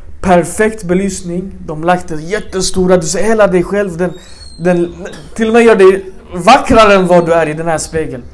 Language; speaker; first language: Swedish; early bilingual, other home language; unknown